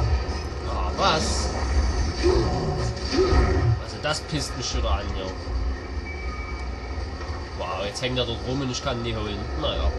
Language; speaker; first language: German; native; German